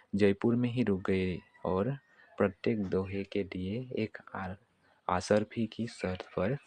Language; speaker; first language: Hindi; non-native, local second language; Assamese